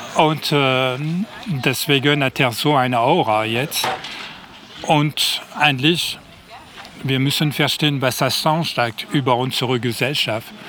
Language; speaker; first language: German; non-native, fluent; French